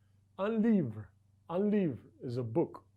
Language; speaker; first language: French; non-native, fluent; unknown